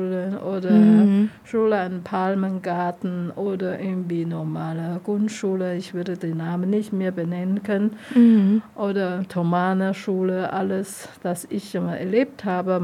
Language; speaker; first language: German; non-native, learner; Vietnamese